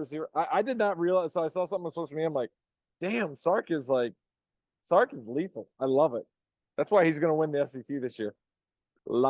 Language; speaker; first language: English; native; English